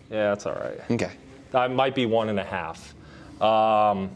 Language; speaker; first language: English; native; English